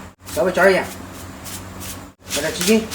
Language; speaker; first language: Chinese; native; Chinese